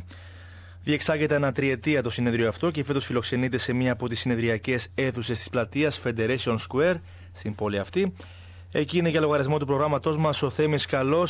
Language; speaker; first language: Greek; native; Greek